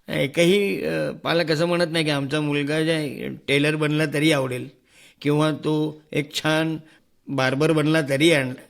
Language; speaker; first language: Marathi; non-native, local second language; Hindi